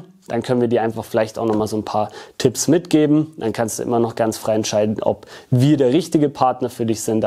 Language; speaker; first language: German; native; German